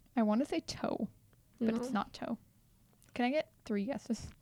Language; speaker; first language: English; early bilingual, other home language; Telugu